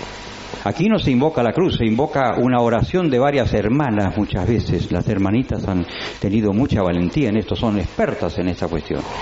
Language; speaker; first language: Spanish; native; Spanish